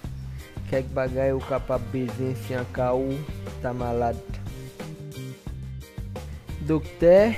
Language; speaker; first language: Portuguese; non-native, learner; Haitian Creole